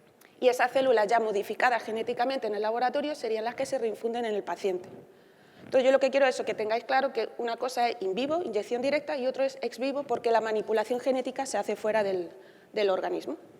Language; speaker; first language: Spanish; native; Spanish